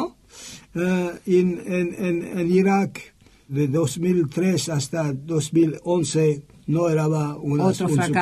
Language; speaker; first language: Spanish; non-native, learner; French